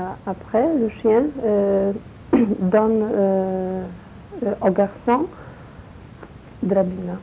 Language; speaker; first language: French; non-native, learner; Polish